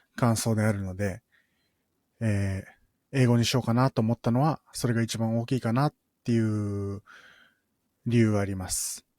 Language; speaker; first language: Japanese; early bilingual, other home language; Filipino